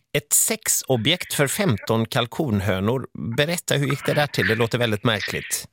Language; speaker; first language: Swedish; native; Swedish